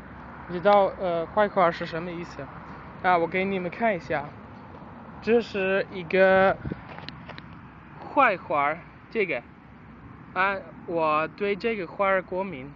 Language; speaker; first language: Chinese; non-native, learner; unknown